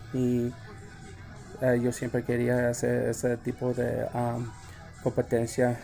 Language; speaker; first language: Spanish; early bilingual, heritage; English